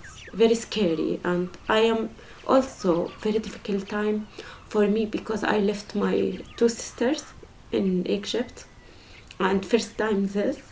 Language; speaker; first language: English; non-native, learner; Arabic